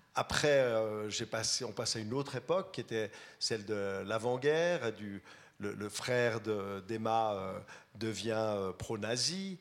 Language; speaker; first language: French; native; French